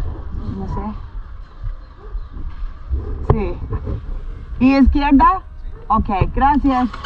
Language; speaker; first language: Spanish; non-native, learner; English